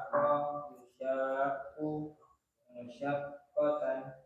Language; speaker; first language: Arabic; non-native, learner; Indonesian